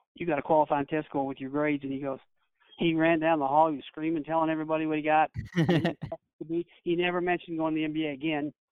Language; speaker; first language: English; native; English